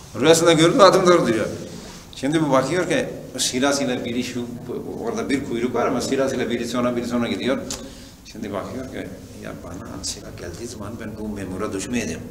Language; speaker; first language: Turkish; non-native, fluent; Urdu